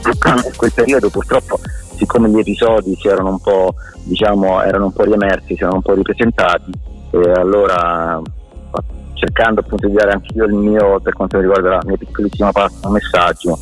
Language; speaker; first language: Italian; native; Italian